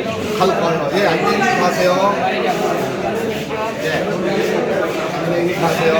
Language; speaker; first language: Korean; non-native, learner; Bangla